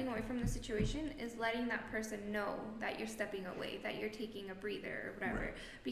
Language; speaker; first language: English; non-native, fluent; Spanish